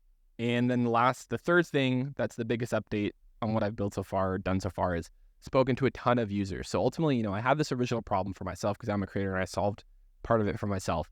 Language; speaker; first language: English; native; English